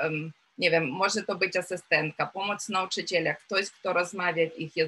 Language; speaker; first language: Polish; non-native, fluent; Ukrainian